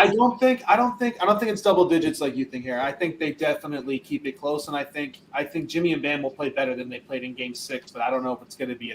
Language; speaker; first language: English; native; English